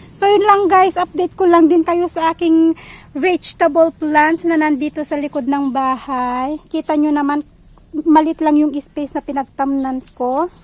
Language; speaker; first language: Filipino; non-native, local second language; Iloko